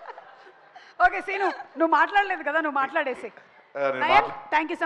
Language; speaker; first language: Telugu; native; Telugu